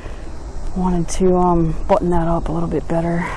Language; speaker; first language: English; native; English